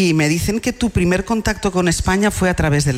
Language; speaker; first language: Spanish; native; Spanish